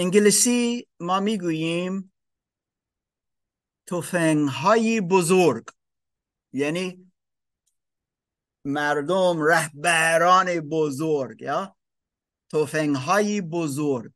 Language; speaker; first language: Persian; non-native, learner; English